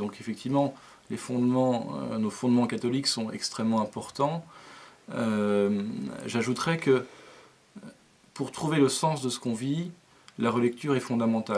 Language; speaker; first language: French; native; French